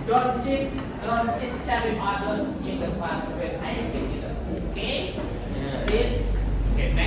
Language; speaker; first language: English; non-native, learner; Indonesian